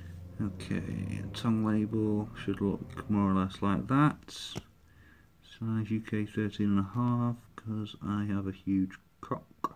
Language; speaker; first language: English; native; English